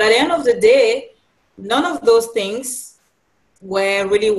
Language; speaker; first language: English; non-native, local second language; French